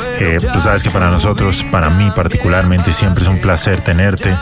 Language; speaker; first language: Spanish; native; Spanish